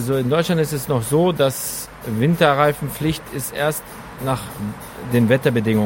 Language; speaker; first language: German; native; German